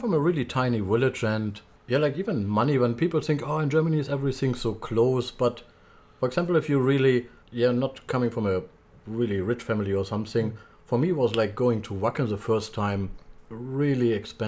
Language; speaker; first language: English; non-native, learner; German